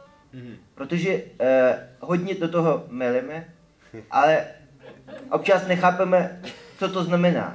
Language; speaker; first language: Czech; non-native, fluent; Ukrainian